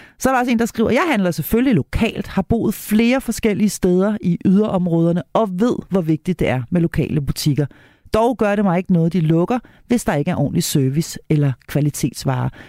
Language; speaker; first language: Danish; native; Danish